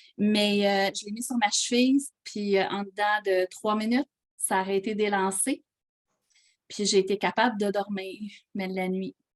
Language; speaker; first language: French; native; French